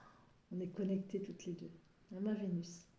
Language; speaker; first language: French; native; French